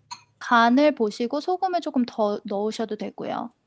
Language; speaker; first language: Korean; native; Korean